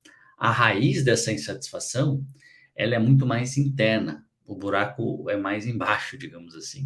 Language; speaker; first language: Portuguese; native; Portuguese